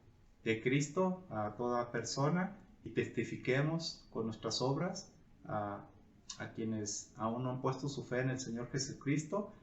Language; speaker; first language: Spanish; native; Spanish